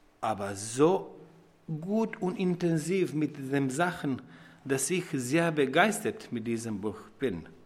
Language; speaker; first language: German; non-native, fluent; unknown